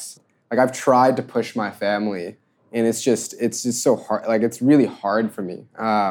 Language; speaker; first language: English; native; English